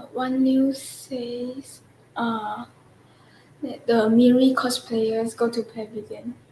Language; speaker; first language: English; non-native, local second language; Chinese